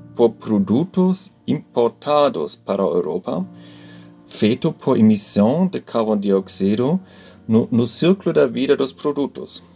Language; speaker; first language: Portuguese; non-native, learner; German